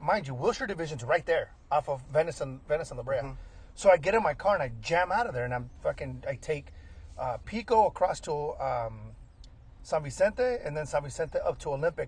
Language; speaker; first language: English; early bilingual, other home language; Spanish